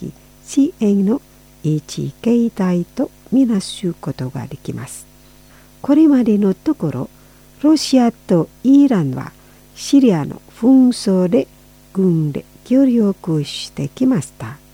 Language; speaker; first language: Japanese; non-native, fluent; Indonesian